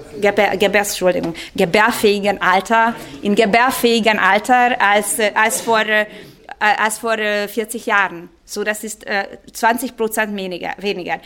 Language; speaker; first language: German; non-native, fluent; Hungarian